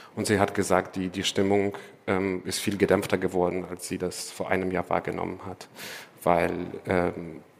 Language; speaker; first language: German; non-native, fluent; Ukrainian